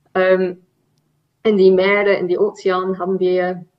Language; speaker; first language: German; non-native, fluent; English